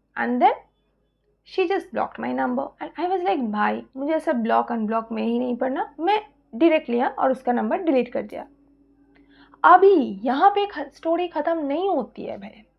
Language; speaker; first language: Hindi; non-native, local second language; Bangla